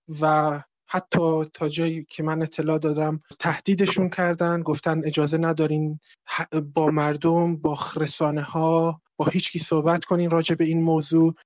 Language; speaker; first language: Persian; non-native, local second language; Kurdish